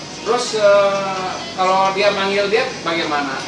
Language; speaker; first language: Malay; non-native, local second language; Sundanese